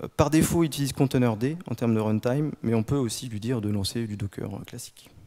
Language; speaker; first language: French; native; French